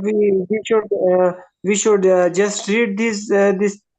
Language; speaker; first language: English; non-native, learner; Persian